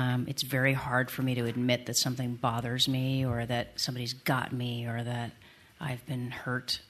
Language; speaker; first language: English; early bilingual, other home language; French